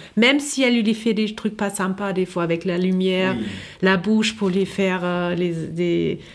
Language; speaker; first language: French; non-native, fluent; German